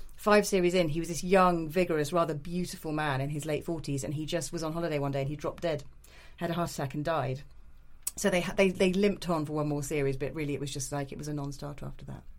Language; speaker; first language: English; native; English